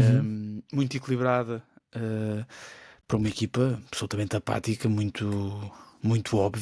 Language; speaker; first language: Portuguese; native; Portuguese